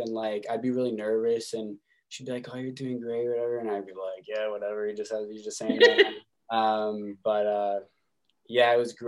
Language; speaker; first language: English; native; English